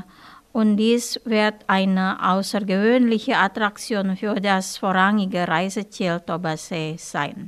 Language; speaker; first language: German; non-native, fluent; Indonesian